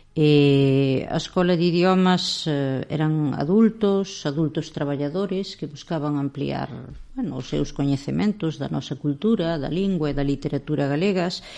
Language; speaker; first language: Galician; native; Galician